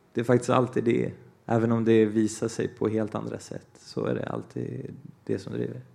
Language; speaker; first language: Swedish; early bilingual, other home language; Portuguese